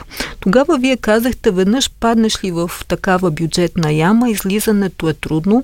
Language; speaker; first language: Bulgarian; native; Bulgarian